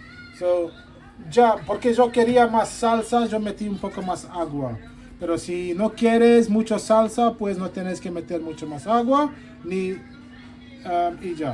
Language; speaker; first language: Spanish; non-native, fluent; Sylheti